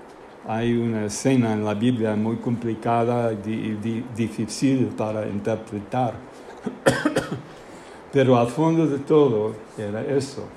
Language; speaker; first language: Spanish; non-native, fluent; English